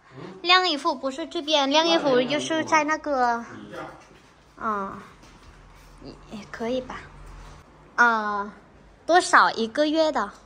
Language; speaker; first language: Chinese; non-native, fluent; Vietnamese